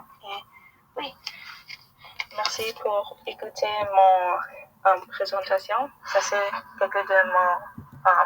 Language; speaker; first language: French; non-native, learner; English